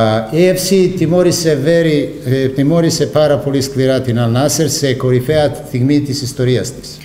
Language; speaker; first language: Greek; non-native, fluent; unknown